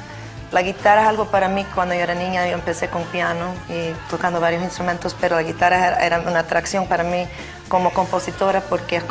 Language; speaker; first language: Spanish; early bilingual, heritage; Spanish